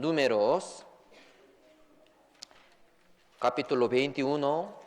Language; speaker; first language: Spanish; non-native, fluent; Korean